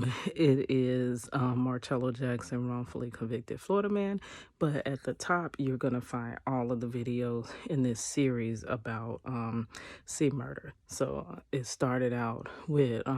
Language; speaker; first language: English; native; English